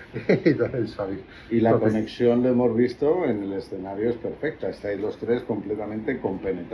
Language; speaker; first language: Spanish; native; Spanish